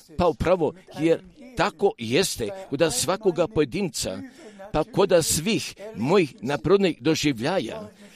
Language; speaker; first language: Croatian; early bilingual, heritage; Serbian